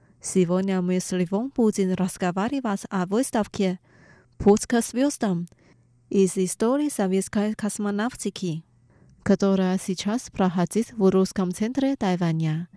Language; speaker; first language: Russian; non-native, learner; Chinese